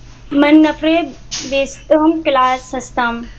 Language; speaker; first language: Persian; non-native, learner; Urdu